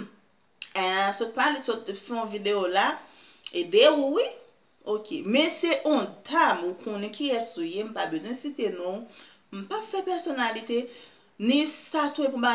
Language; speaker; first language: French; non-native, local second language; Haitian Creole